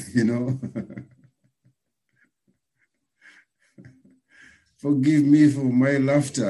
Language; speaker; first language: English; non-native, local second language; Shona